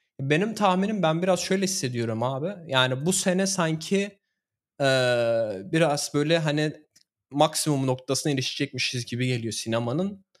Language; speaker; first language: Turkish; native; Turkish